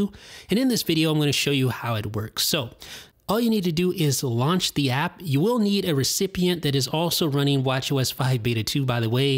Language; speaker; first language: English; native; English